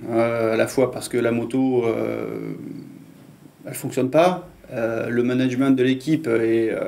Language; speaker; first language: French; native; French